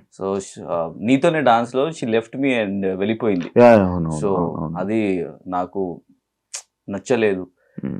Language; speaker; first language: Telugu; non-native, local second language; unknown